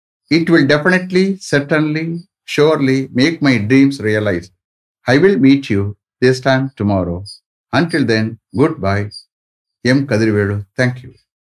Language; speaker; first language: English; non-native, local second language; Tamil